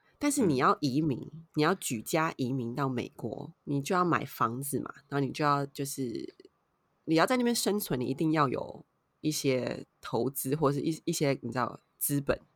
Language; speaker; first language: Chinese; native; Chinese